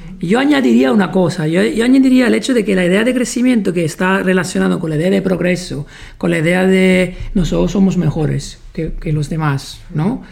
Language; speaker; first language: Spanish; non-native, fluent; Italian